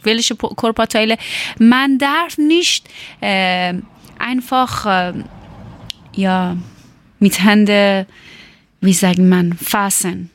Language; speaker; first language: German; non-native, learner; Persian